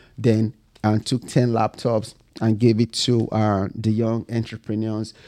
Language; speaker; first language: English; non-native, local second language; Bini